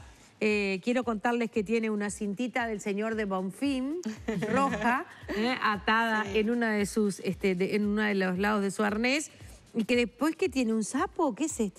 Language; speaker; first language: Spanish; native; Spanish